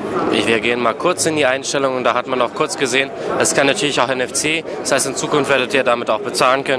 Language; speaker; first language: German; native; German